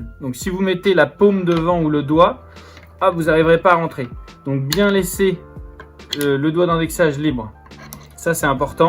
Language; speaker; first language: French; native; French